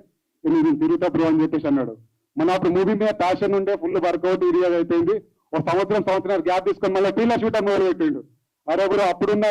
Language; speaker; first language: Telugu; native; Telugu